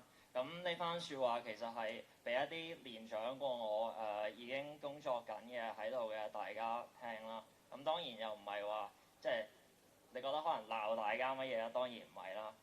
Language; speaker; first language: Cantonese; native; Cantonese